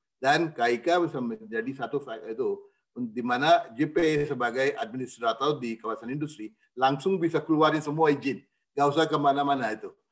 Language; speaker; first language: Indonesian; non-native, fluent; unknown